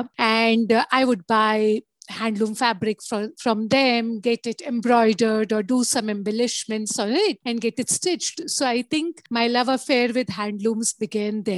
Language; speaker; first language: English; non-native, local second language; Gujarati